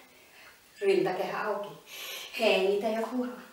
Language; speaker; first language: Finnish; non-native, learner; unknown